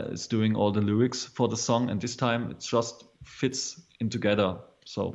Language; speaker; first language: English; non-native, fluent; German